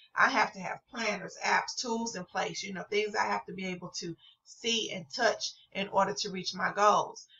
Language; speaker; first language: English; native; English